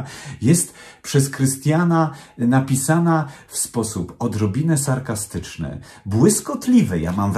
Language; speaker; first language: Polish; native; Polish